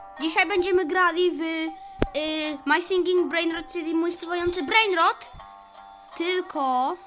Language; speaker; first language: Polish; native; Polish